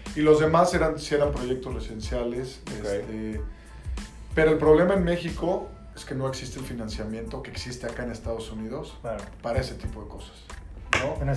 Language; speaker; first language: Spanish; native; Spanish